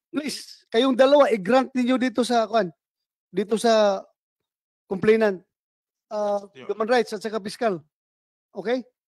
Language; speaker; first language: Filipino; native; Filipino